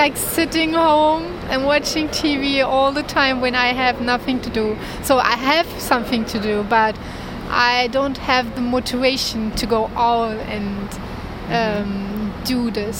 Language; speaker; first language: English; non-native, learner; Turkish